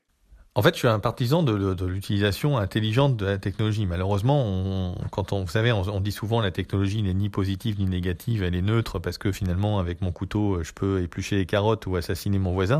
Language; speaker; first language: French; native; French